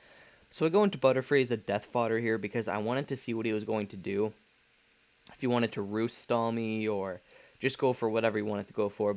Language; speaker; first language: English; native; English